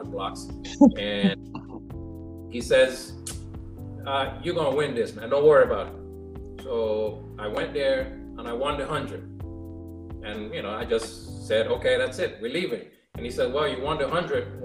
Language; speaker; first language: English; non-native, fluent; Spanish